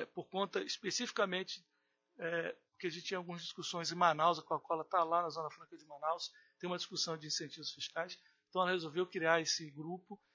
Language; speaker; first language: Portuguese; native; Portuguese